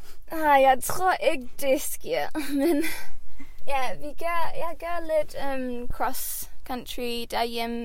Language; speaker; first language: Danish; early bilingual, heritage; Swedish